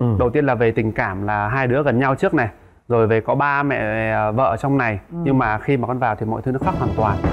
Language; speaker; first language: Vietnamese; non-native, local second language; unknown